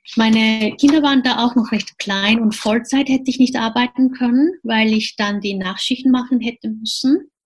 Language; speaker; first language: German; non-native, fluent; Japanese